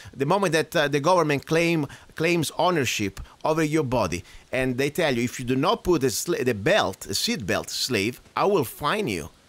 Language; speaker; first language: English; non-native, fluent; Italian